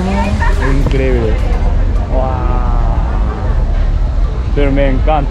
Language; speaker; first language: Spanish; non-native, learner; Japanese